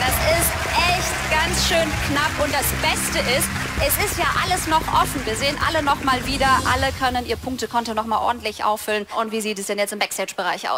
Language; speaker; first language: German; native; German